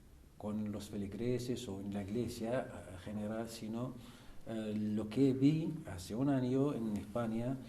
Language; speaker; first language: Spanish; non-native, fluent; Arabic